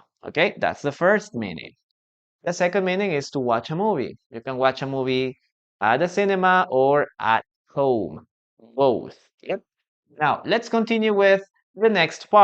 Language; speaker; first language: English; non-native, fluent; Spanish